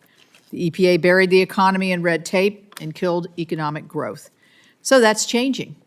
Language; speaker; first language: English; native; English